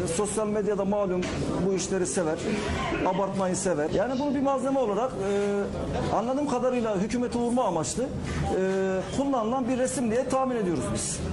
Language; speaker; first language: Turkish; native; Turkish